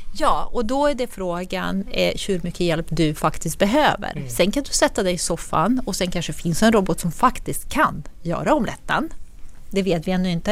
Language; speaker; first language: Swedish; non-native, fluent; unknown